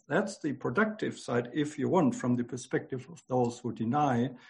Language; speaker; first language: English; non-native, fluent; German